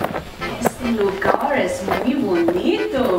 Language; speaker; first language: Spanish; non-native, learner; English